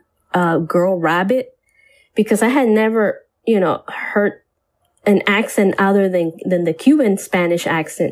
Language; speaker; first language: English; early bilingual, other home language; Spanish